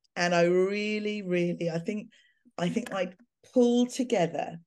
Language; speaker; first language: English; native; English